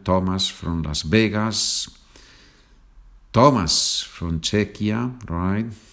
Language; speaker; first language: English; non-native, fluent; Spanish